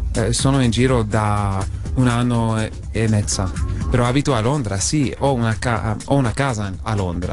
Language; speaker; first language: Italian; non-native, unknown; English